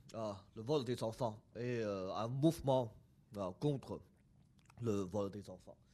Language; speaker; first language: French; non-native, fluent; Chinese